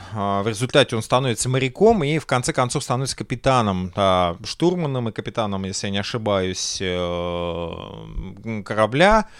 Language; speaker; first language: Russian; native; Russian